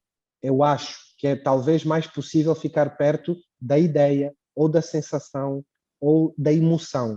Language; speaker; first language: Portuguese; native; Portuguese